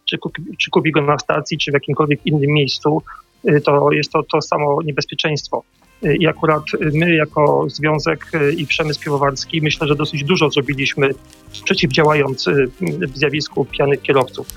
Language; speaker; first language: Polish; native; Polish